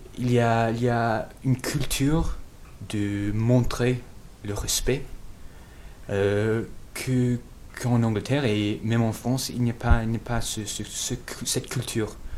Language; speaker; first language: French; non-native, fluent; English